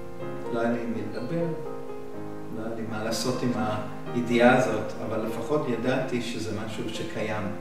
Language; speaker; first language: Hebrew; non-native, fluent; English